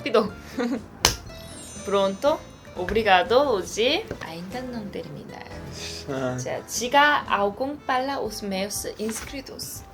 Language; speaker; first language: Portuguese; non-native, learner; Korean